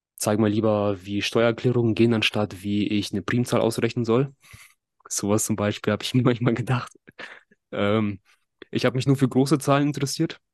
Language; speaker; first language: German; early bilingual, other home language; Russian